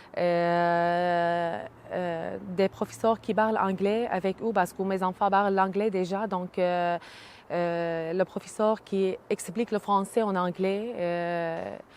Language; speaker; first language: French; non-native, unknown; Arabic